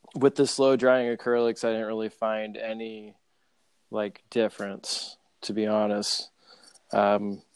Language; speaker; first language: English; native; English